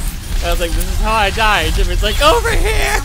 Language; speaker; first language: English; native; English